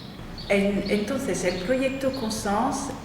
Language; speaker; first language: Spanish; non-native, fluent; French